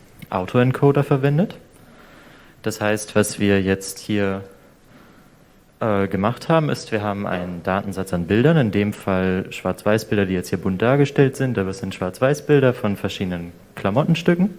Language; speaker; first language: German; native; German